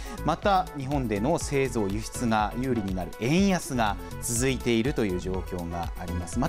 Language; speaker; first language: Japanese; native; Japanese